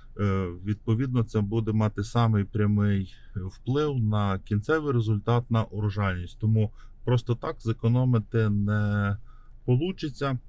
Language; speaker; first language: Ukrainian; native; Ukrainian